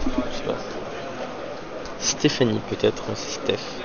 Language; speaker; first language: French; native; French